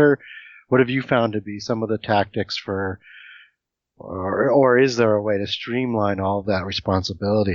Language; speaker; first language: English; native; English